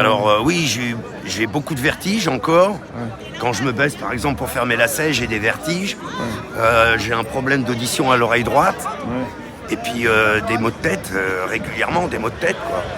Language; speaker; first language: French; native; French